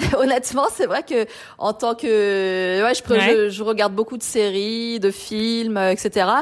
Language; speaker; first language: French; native; French